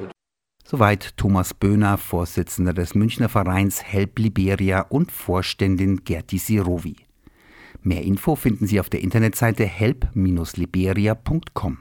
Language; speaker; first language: German; native; German